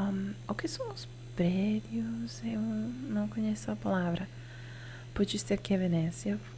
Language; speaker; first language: Portuguese; non-native, learner; Italian